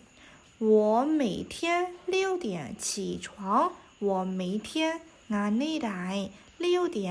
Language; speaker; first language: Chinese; non-native, fluent; Burmese